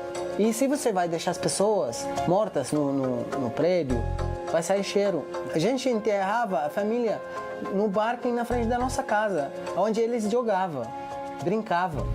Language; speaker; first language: Portuguese; early bilingual, other home language; Arabic